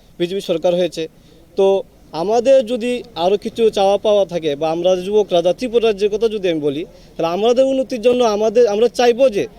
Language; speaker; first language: Bangla; native; Bangla